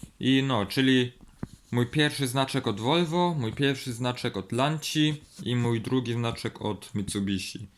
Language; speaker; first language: Polish; early bilingual, heritage; Polish